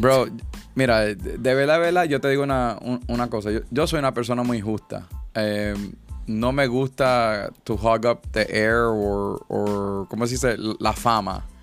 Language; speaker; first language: Spanish; early bilingual, other home language; English